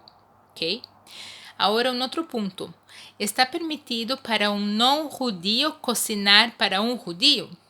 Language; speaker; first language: Spanish; non-native, fluent; Portuguese